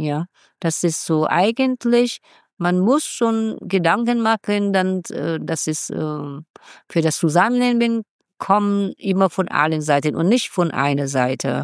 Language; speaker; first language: German; non-native, fluent; Vietnamese